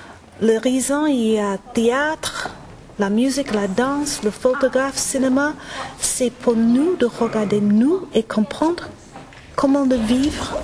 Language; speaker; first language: French; non-native, learner; English